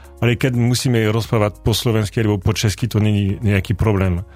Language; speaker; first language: Slovak; non-native, learner; French